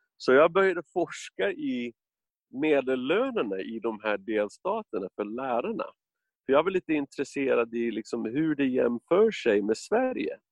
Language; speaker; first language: Swedish; non-native, fluent; English